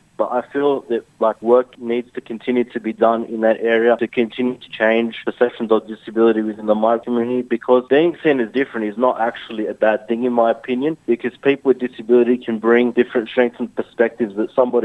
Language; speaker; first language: English; native; English